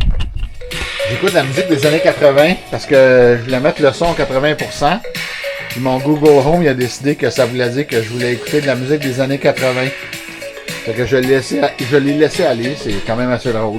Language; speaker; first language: French; native; French